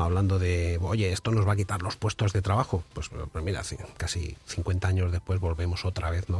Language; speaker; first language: Spanish; native; Spanish